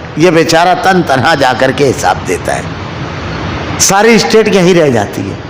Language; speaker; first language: Urdu; native; Urdu